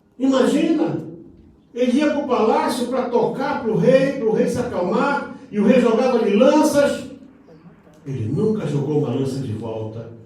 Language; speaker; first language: Portuguese; native; Portuguese